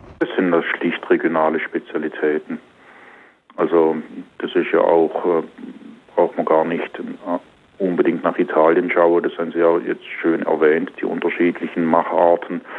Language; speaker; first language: German; native; German